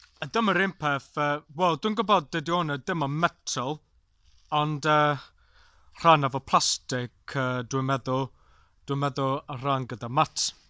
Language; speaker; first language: Welsh; non-native, local second language; English